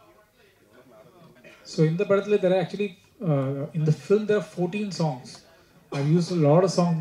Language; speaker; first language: Tamil; non-native, fluent; Hindi